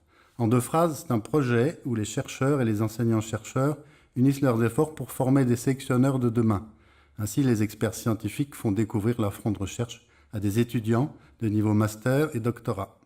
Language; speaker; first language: French; native; French